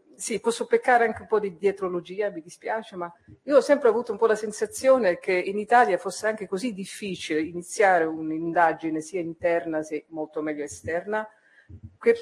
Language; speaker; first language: Italian; non-native, fluent; Dutch